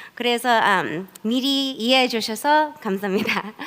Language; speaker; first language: Korean; early bilingual, heritage; Korean